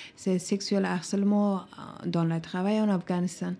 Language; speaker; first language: French; non-native, learner; Persian